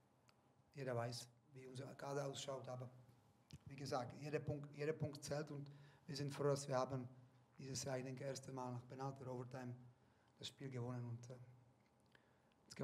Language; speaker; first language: German; non-native, fluent; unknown